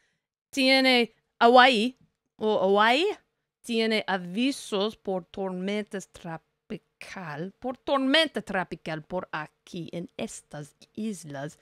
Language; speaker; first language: Spanish; non-native, learner; English